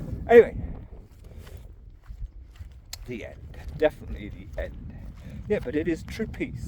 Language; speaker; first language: English; native; English